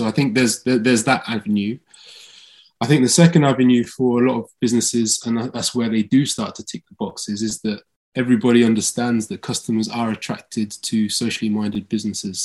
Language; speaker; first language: English; native; English